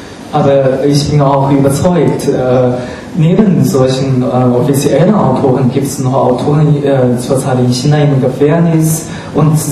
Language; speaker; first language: German; non-native, fluent; Chinese